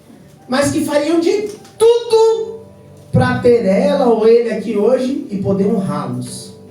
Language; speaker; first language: Portuguese; native; Portuguese